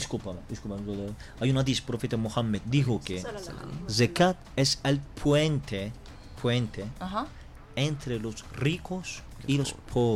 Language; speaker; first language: Spanish; non-native, learner; Turkish